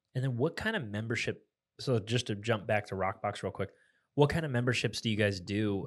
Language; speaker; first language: English; native; English